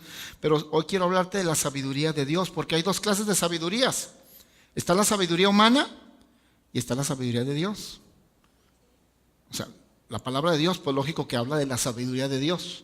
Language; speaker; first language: Spanish; native; Spanish